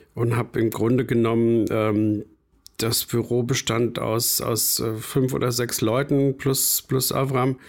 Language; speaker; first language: German; native; German